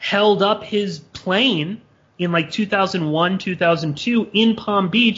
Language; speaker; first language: English; native; English